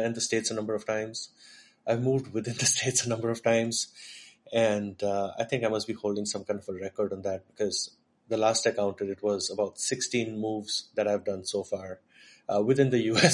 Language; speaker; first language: English; non-native, local second language; Marathi